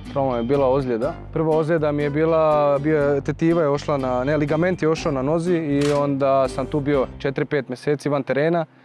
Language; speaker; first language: Croatian; early bilingual, heritage; Croatian